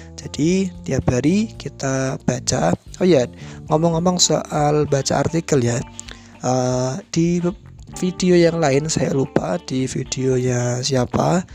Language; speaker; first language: Indonesian; non-native, local second language; Javanese